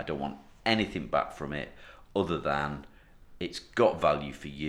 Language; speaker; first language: English; native; English